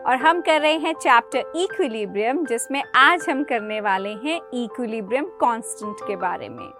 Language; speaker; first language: Hindi; native; Hindi